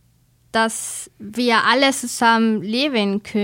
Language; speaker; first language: German; non-native, learner; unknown